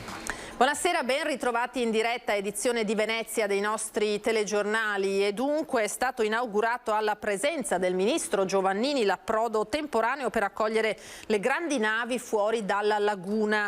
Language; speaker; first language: Italian; native; Italian